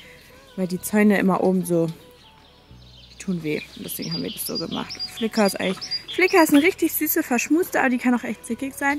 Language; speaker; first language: German; native; German